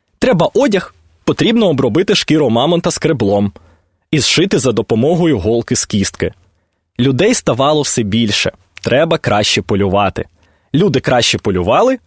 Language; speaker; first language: Ukrainian; native; Ukrainian